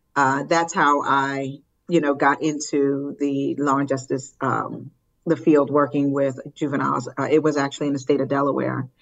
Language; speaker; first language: English; native; English